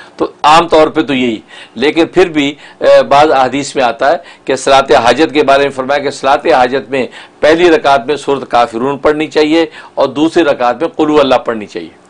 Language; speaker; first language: Urdu; native; Urdu